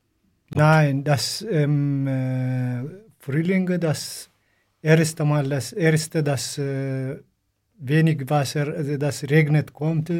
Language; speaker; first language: German; non-native, learner; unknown